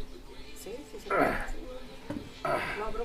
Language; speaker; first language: Spanish; native; Spanish